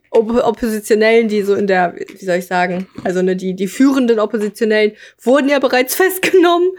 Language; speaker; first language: German; native; German